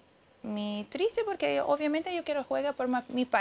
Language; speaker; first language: Spanish; early bilingual, heritage; English